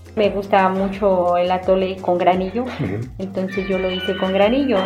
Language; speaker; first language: Spanish; native; Spanish